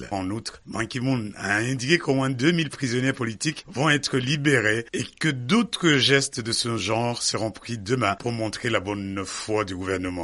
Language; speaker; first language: French; non-native, local second language; Rundi